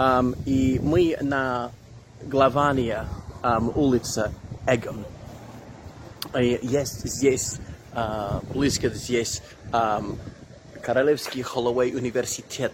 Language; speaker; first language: Russian; non-native, learner; English